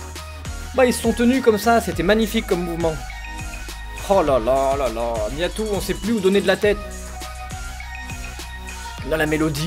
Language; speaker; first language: French; native; French